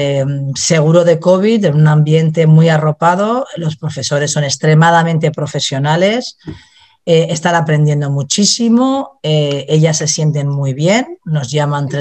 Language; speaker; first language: Spanish; native; Spanish